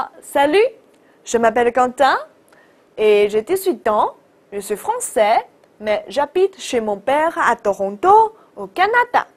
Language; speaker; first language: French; non-native, fluent; Chinese